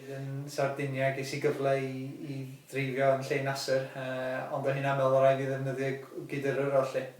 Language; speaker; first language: Welsh; native; Welsh